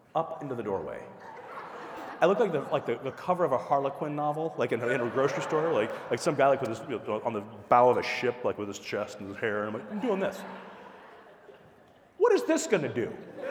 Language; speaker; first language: English; native; English